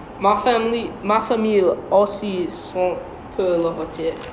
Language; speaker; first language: French; non-native, learner; English